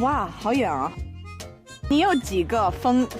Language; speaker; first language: Chinese; non-native, fluent; English